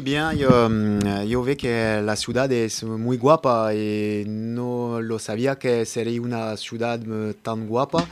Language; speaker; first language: Spanish; non-native, learner; French